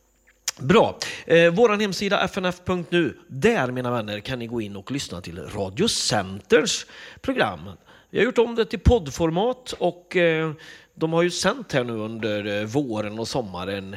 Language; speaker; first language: Swedish; native; Swedish